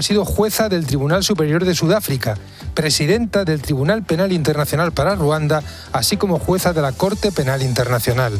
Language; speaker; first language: Spanish; native; Spanish